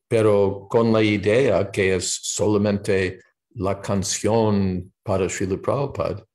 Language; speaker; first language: Spanish; non-native, fluent; English